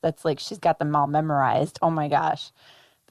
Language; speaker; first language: English; native; English